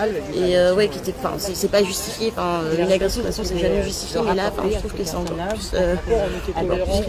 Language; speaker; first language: French; native; French